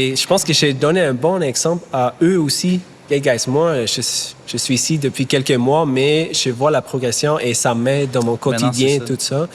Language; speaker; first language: French; non-native, fluent; German